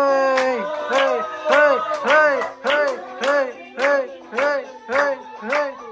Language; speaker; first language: Korean; non-native, fluent; Nepali